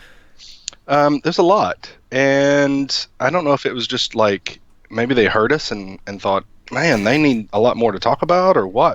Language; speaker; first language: English; native; English